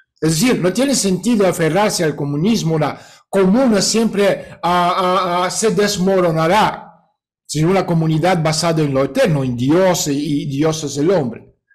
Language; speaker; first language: Spanish; non-native, fluent; Russian